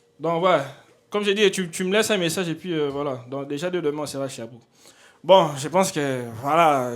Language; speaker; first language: French; non-native, local second language; Lingala